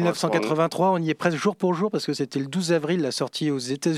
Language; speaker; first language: French; native; French